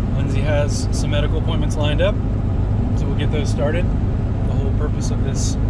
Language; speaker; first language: English; native; English